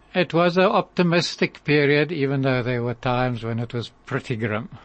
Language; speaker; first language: English; native; English